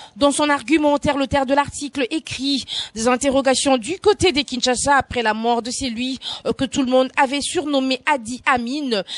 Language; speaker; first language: French; non-native, local second language; Lingala